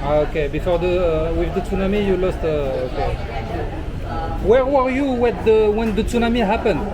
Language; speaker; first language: English; non-native, learner; French